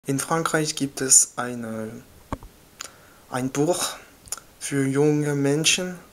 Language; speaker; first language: German; non-native, learner; French